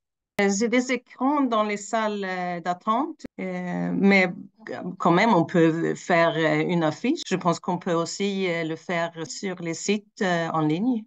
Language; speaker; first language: French; non-native, fluent; Swedish